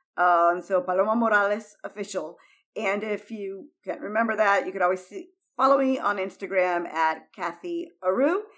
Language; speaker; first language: English; early bilingual, heritage; Spanish